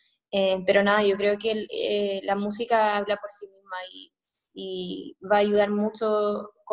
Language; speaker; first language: Spanish; early bilingual, heritage; Spanish